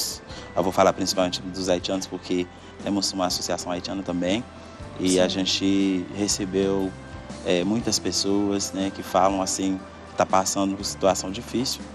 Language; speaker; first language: Portuguese; non-native, fluent; Haitian Creole